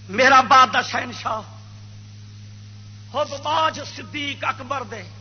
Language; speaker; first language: Urdu; native; Urdu